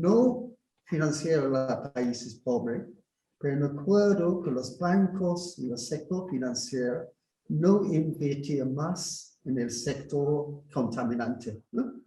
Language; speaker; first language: Spanish; non-native, fluent; English